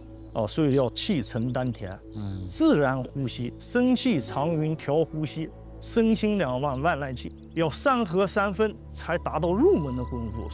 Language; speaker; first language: Chinese; native; Chinese